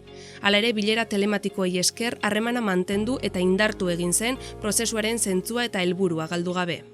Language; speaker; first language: Basque; native; Basque